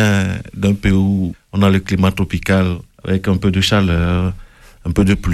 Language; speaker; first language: French; non-native, local second language; Ewe